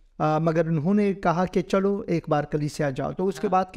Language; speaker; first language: Urdu; native; Urdu